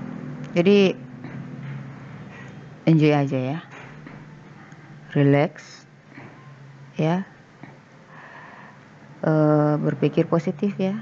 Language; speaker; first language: Indonesian; native; Indonesian